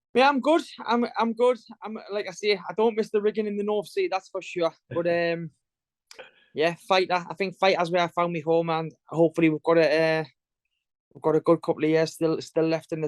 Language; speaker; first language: English; native; English